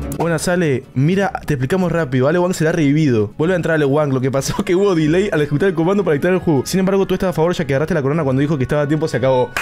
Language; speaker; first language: Spanish; early bilingual, other home language; Chinese